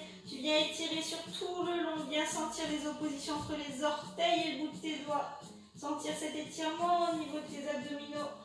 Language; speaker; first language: French; native; French